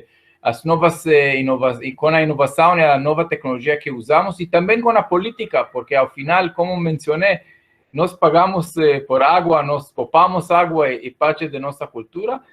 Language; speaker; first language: Portuguese; non-native, fluent; Hebrew